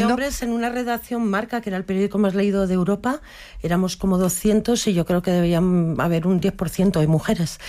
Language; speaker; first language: Spanish; native; Spanish